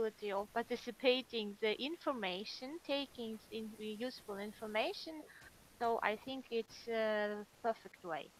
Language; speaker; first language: English; non-native, fluent; Russian